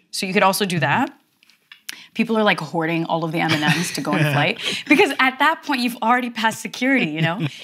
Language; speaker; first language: English; early bilingual, other home language; Portuguese